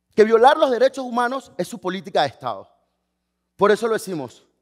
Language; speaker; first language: Spanish; native; Spanish